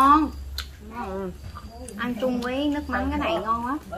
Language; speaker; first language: Vietnamese; non-native, learner; Thai